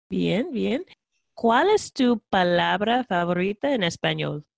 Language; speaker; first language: Spanish; non-native, fluent; English